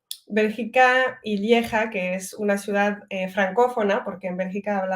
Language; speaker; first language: Spanish; early bilingual, heritage; French